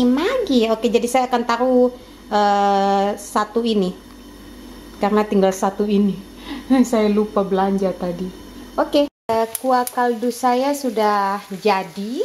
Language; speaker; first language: Indonesian; non-native, local second language; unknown